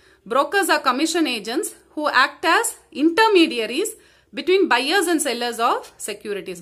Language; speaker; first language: English; non-native, local second language; Tamil